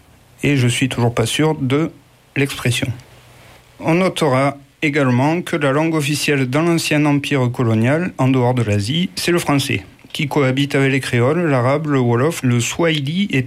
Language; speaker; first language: French; native; French